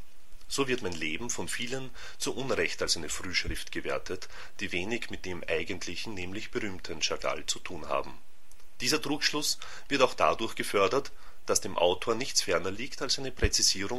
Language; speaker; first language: German; native; German